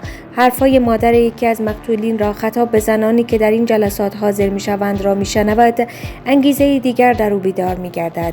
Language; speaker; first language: Persian; native; Persian